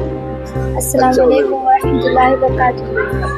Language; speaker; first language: Urdu; native; Urdu